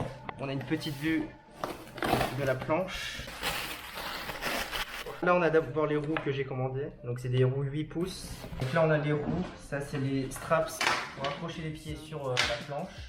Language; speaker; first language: French; native; French